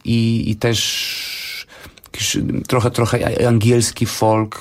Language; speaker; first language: Polish; non-native, fluent; Portuguese